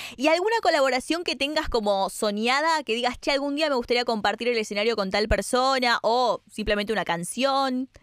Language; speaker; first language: Spanish; native; Spanish